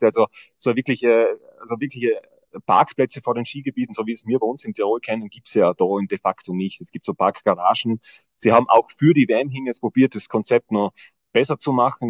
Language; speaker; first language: German; native; German